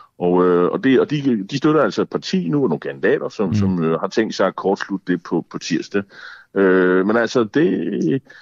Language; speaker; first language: Danish; native; Danish